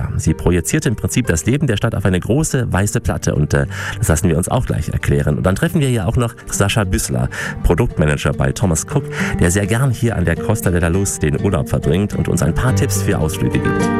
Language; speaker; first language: German; native; German